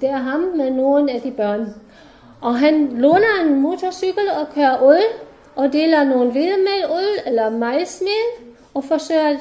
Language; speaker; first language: Danish; non-native, fluent; German